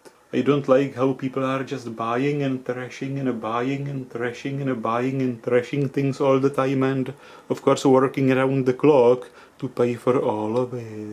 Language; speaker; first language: English; non-native, fluent; Czech